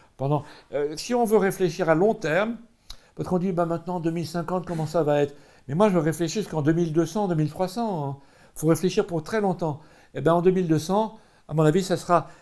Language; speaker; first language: French; native; French